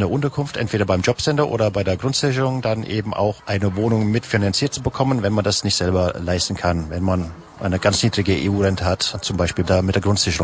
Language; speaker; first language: German; native; German